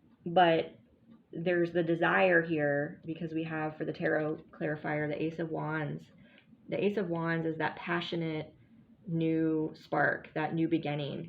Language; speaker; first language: English; native; English